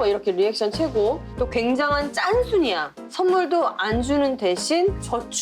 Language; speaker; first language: Korean; native; Korean